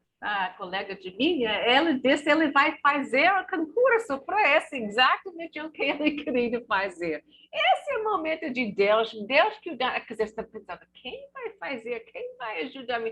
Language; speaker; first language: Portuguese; non-native, learner; English